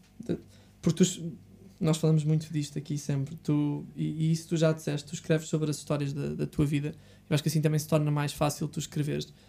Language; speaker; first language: Portuguese; native; Portuguese